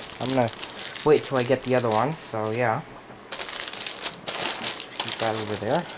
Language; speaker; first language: English; native; English